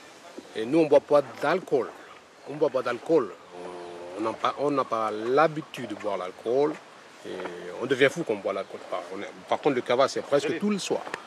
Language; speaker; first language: French; non-native, local second language; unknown